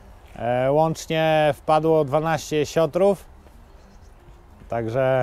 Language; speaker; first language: Polish; native; Polish